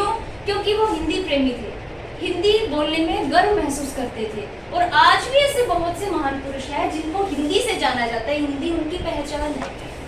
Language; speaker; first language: Hindi; native; Hindi